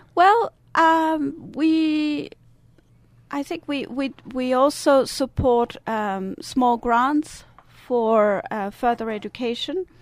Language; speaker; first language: English; non-native, fluent; Italian